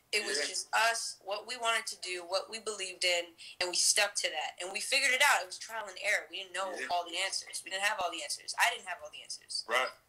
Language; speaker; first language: English; native; English